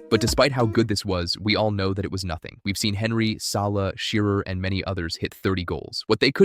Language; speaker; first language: English; native; English